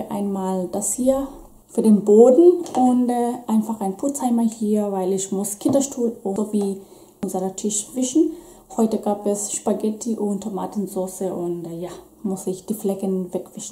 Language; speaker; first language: German; non-native, fluent; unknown